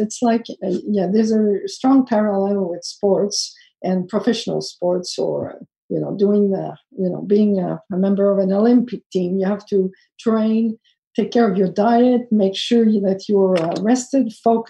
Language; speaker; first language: English; non-native, fluent; French